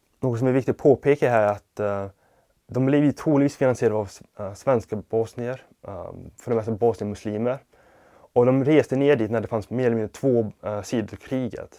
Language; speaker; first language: Swedish; non-native, fluent; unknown